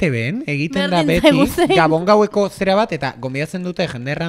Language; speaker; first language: Basque; native; Basque